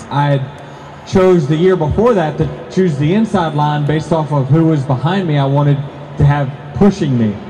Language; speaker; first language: English; native; English